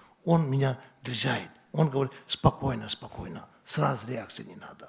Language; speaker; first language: Russian; non-native, learner; Tibetan